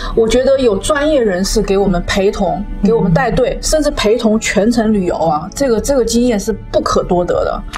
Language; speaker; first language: Chinese; native; Chinese